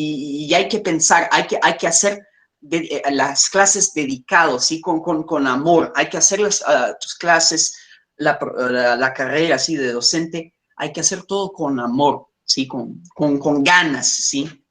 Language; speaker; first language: Spanish; non-native, fluent; Portuguese